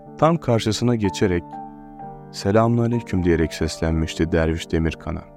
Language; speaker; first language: Turkish; native; Turkish